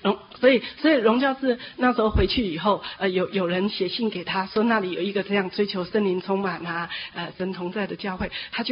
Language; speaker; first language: Chinese; native; Chinese